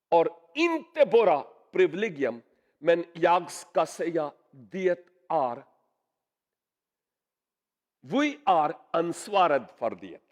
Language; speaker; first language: Swedish; non-native, learner; Urdu